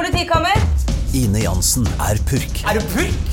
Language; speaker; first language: Norwegian; native; Norwegian